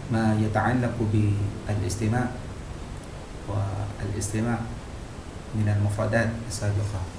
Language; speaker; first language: Arabic; non-native, fluent; Indonesian